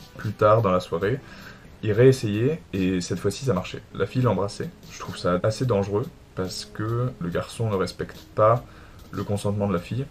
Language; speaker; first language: French; native; French